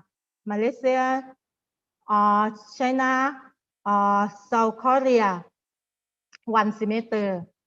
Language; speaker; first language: English; non-native, learner; Thai